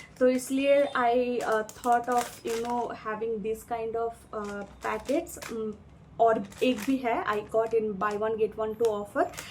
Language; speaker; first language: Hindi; non-native, local second language; Bangla